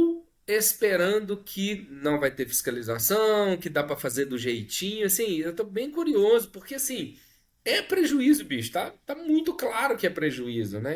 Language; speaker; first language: Portuguese; native; Portuguese